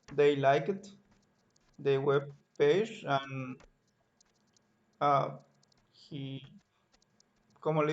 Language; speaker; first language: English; non-native, learner; Spanish